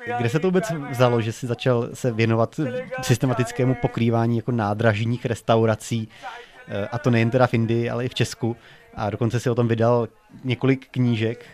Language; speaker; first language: Czech; native; Czech